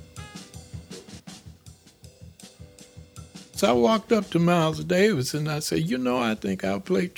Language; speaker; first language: English; native; English